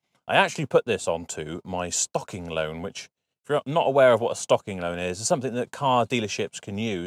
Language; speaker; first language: English; native; English